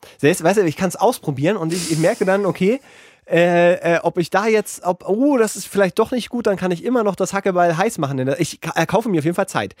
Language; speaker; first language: German; native; German